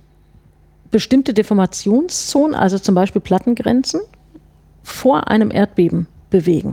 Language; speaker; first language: German; native; German